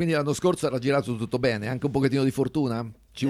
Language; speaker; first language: Italian; native; Italian